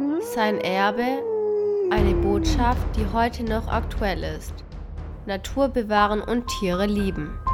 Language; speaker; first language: German; non-native, fluent; Spanish